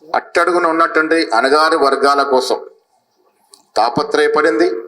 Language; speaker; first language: Telugu; native; Telugu